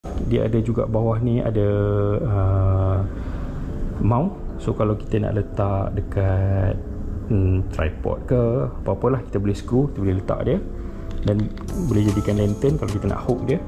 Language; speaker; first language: Malay; native; Malay